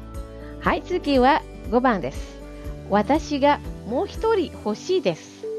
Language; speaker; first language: Japanese; non-native, fluent; Indonesian